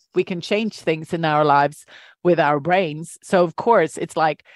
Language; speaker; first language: English; non-native, fluent; Swedish